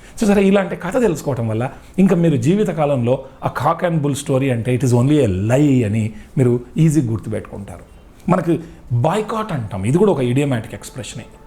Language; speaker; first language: Telugu; native; Telugu